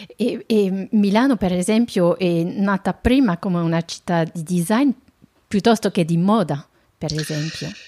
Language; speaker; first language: Italian; non-native, fluent; French